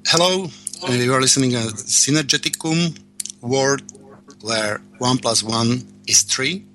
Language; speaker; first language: English; non-native, learner; Slovak